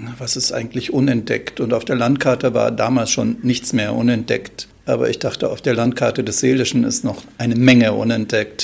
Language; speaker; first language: German; native; German